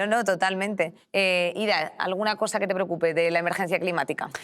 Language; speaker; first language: Spanish; native; Spanish